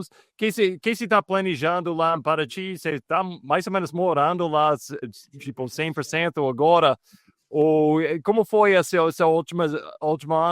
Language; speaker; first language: Portuguese; non-native, fluent; English